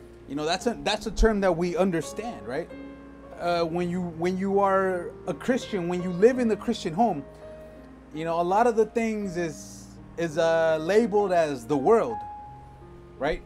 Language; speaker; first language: English; early bilingual, other home language; Spanish